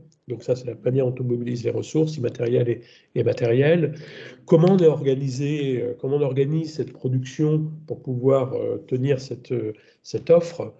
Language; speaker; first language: French; native; French